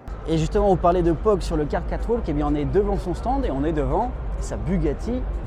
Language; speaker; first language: French; native; French